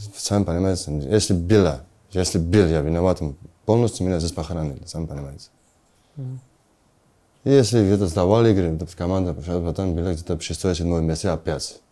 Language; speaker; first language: Russian; non-native, learner; Georgian